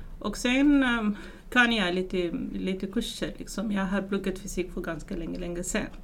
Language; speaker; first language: Swedish; non-native, fluent; Arabic